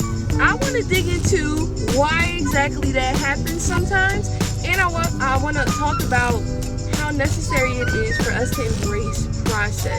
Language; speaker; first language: English; native; English